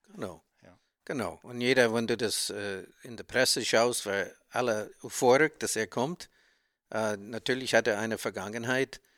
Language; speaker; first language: German; non-native, learner; English